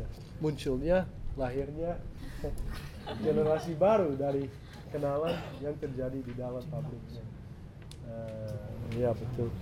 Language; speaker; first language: Indonesian; non-native, fluent; English